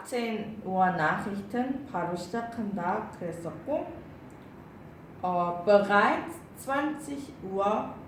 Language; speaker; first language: German; non-native, learner; Korean